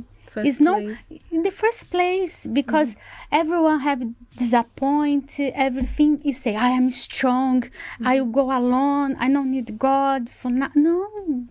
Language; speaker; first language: English; non-native, learner; Portuguese